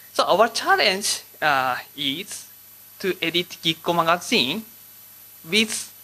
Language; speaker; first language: English; non-native, learner; Japanese